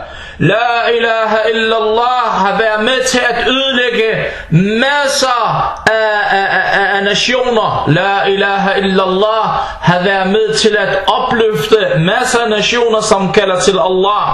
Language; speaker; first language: Danish; non-native, fluent; Arabic